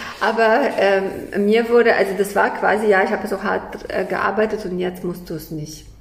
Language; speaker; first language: German; early bilingual, other home language; Russian